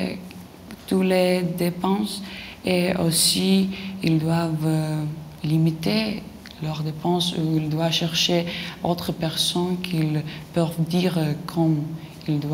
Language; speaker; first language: French; non-native, learner; Lithuanian